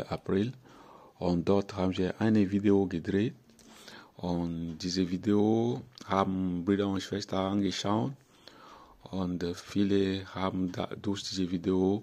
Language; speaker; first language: German; non-native, fluent; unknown